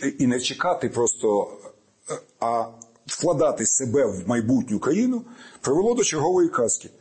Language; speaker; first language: Ukrainian; native; Ukrainian